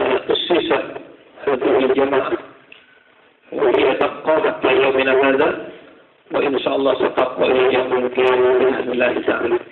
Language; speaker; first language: Arabic; non-native, fluent; Madurese